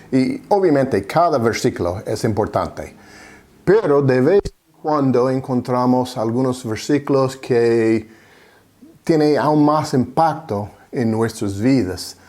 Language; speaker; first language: Spanish; non-native, fluent; English